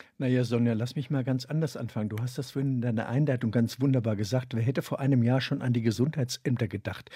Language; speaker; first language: German; native; German